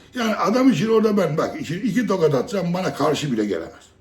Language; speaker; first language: Turkish; native; Turkish